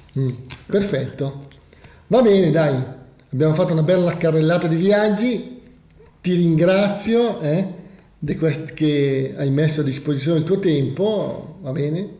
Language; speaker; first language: Italian; native; Italian